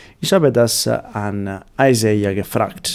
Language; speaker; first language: German; non-native, fluent; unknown